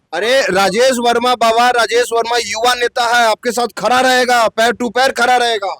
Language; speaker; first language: Hindi; native; Hindi